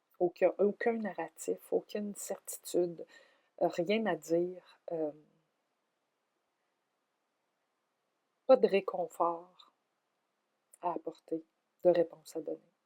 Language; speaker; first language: French; native; French